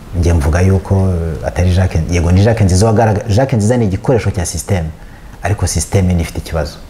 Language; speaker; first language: Kinyarwanda; early bilingual, heritage; Kinyarwanda